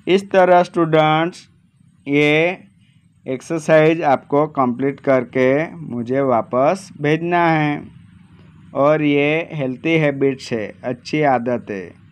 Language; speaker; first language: Hindi; non-native, local second language; Gujarati